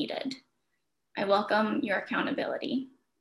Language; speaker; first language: English; native; English